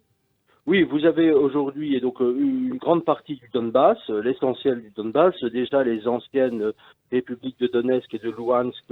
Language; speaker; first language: French; native; French